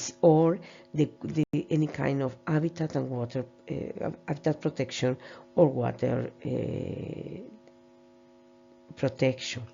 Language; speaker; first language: English; non-native, fluent; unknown